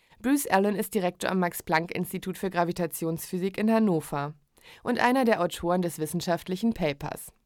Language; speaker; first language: German; native; German